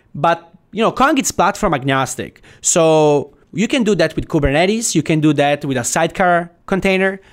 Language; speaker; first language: English; non-native, fluent; Italian